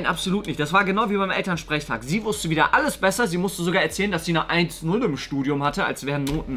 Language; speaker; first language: German; native; German